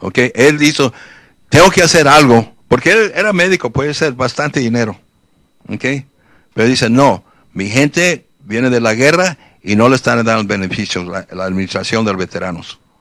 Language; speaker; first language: Spanish; early bilingual, heritage; Spanish